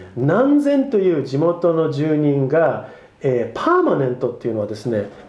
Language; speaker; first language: Japanese; non-native, fluent; English